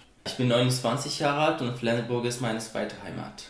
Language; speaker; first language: German; non-native, fluent; Persian